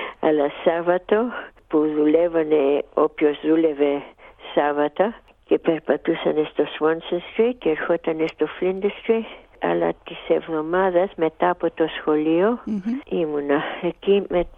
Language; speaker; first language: Greek; early bilingual, heritage; Greek